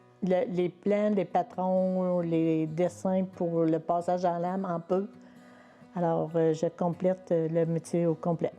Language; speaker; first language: French; native; French